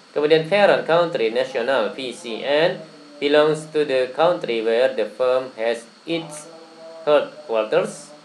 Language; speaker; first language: English; non-native, fluent; Indonesian